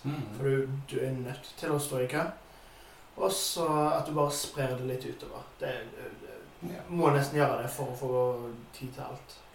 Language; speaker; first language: Norwegian; native; Norwegian